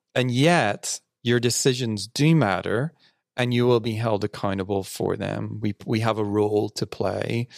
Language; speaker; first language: English; native; English